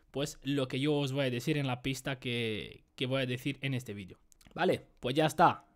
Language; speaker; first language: Spanish; non-native, fluent; Romanian